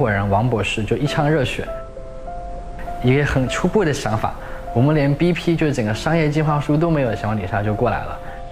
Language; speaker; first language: Chinese; native; Chinese